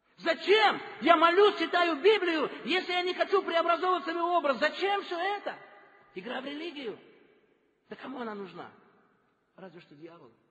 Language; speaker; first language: Russian; non-native, local second language; Tajik